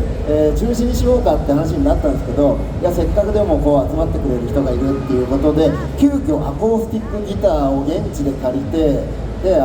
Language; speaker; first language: Japanese; native; Japanese